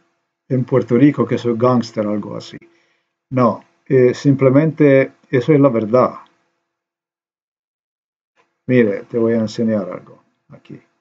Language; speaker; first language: Spanish; non-native, learner; Slovenian